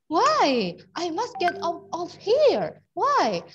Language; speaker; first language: English; non-native, fluent; Indonesian